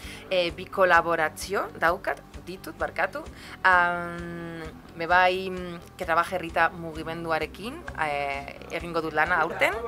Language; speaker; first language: Basque; non-native, local second language; Spanish